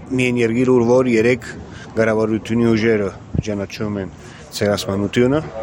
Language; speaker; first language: Armenian; early bilingual, heritage; Armenian